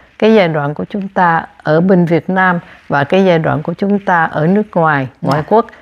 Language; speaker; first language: Vietnamese; native; Vietnamese